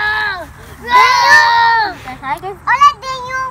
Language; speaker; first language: Spanish; early bilingual, heritage; Spanish